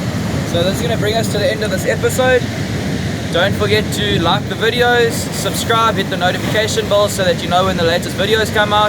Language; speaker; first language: English; native; English